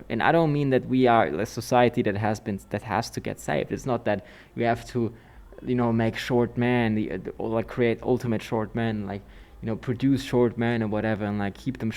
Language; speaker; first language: English; non-native, fluent; German